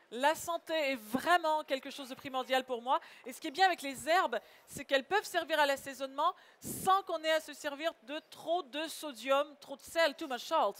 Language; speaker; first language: French; native; French